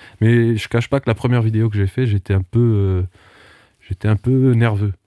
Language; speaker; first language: French; non-native, local second language; Portuguese